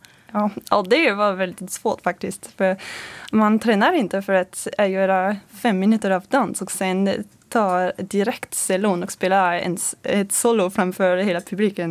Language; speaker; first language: Swedish; non-native, fluent; French